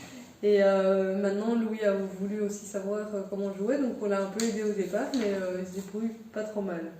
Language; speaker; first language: French; native; French